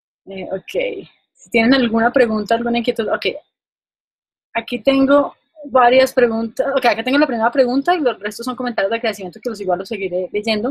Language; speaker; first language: Spanish; native; Spanish